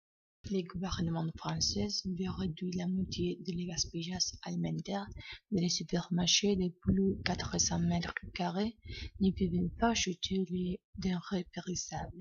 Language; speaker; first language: French; non-native, learner; Spanish